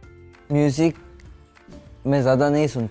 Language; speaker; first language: Hindi; non-native, learner; Korean